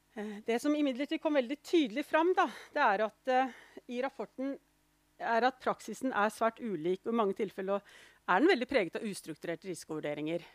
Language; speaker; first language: Norwegian; native; Norwegian